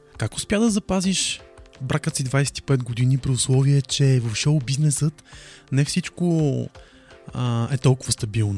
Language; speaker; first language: Bulgarian; native; Bulgarian